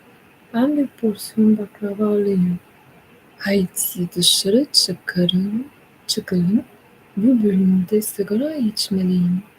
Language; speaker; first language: Turkish; non-native, learner; English